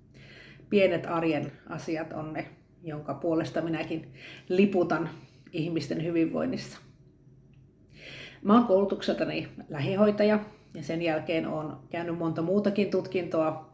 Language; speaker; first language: Finnish; native; Finnish